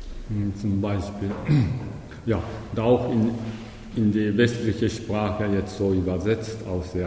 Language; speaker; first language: German; non-native, learner; Japanese